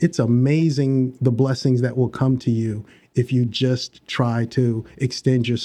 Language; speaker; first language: English; native; English